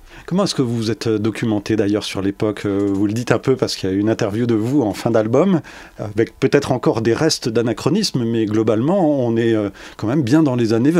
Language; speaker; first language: French; native; French